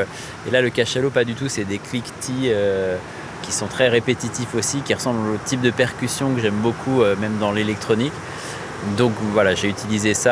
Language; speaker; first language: French; native; French